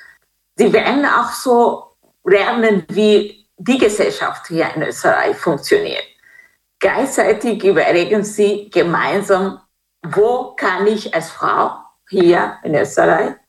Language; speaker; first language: German; non-native, fluent; Kinyarwanda